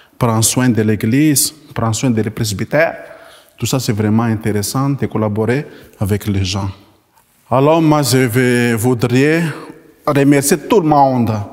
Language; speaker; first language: French; non-native, local second language; Malagasy